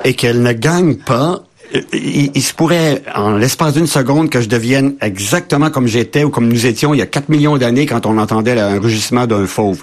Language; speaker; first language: French; native; French